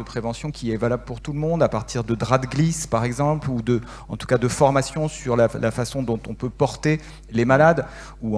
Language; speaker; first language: French; native; French